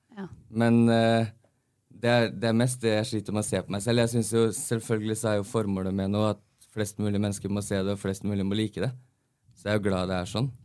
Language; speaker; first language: Norwegian; early bilingual, heritage; Norwegian